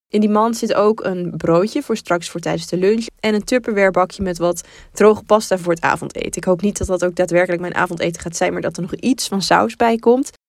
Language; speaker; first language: Dutch; native; Dutch